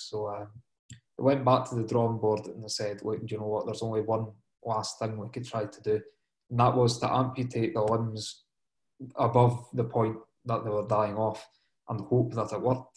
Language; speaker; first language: English; native; English